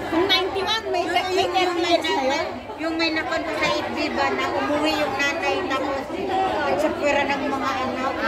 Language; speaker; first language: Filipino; non-native, local second language; Pampanga